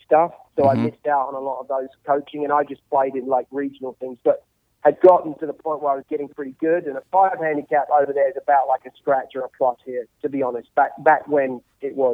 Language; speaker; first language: English; native; English